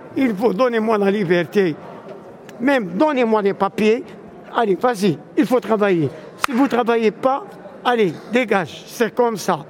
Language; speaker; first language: French; non-native, local second language; Arabic